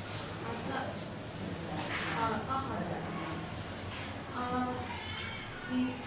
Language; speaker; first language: Arabic; non-native, learner; Chinese